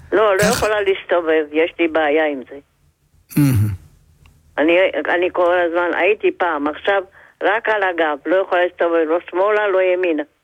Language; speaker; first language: Hebrew; non-native, fluent; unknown